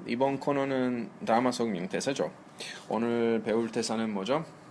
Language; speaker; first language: Korean; non-native, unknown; Italian